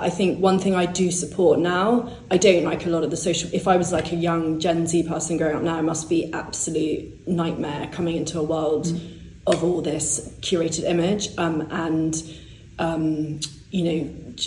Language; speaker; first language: English; native; English